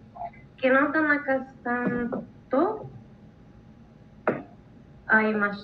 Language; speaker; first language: Japanese; non-native, learner; Spanish